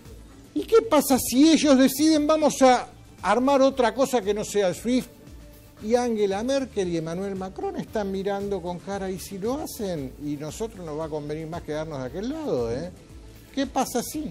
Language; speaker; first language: Spanish; native; Spanish